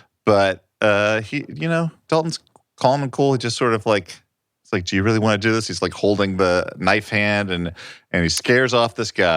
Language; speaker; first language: English; native; English